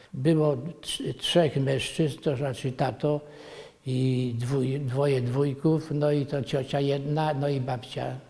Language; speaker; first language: Polish; native; Polish